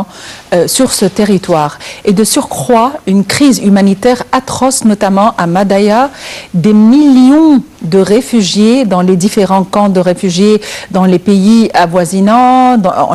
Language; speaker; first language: French; non-native, fluent; Arabic